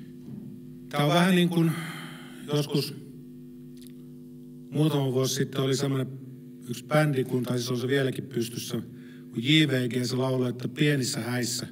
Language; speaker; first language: Finnish; native; Finnish